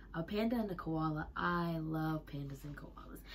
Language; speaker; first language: English; native; English